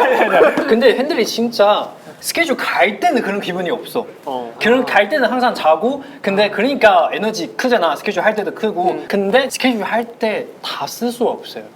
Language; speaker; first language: Korean; non-native, fluent; Chinese